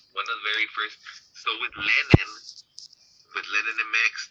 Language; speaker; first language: English; early bilingual, other home language; Spanish